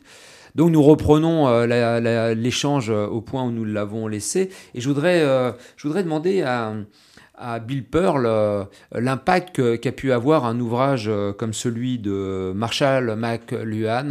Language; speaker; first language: French; native; French